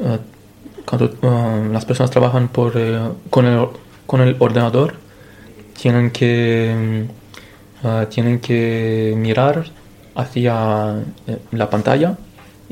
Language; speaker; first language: Spanish; non-native, fluent; Romanian